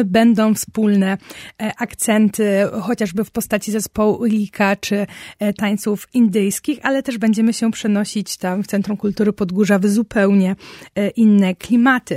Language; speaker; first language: Polish; native; Polish